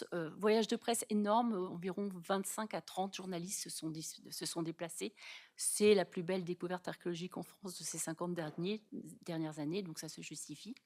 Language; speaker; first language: French; native; French